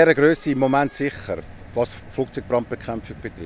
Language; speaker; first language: German; native; German